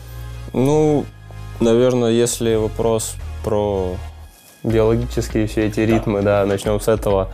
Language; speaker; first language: Russian; native; Russian